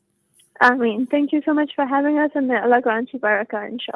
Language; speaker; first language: English; native; English